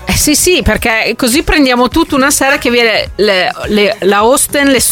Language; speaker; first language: Italian; native; Italian